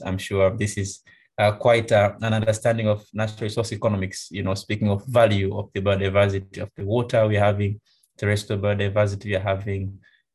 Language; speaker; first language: English; non-native, local second language; Swahili